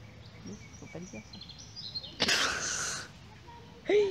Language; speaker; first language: French; native; French